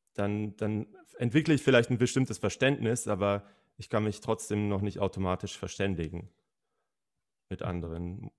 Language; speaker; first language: German; native; German